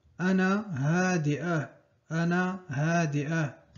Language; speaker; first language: Arabic; non-native, fluent; Spanish